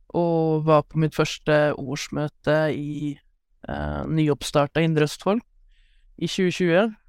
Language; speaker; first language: Norwegian; native; Norwegian